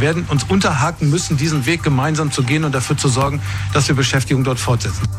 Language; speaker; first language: German; native; German